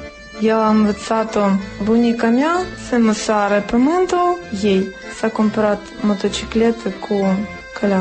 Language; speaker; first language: Romanian; non-native, local second language; Russian